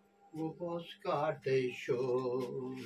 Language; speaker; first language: Filipino; non-native, learner; Urdu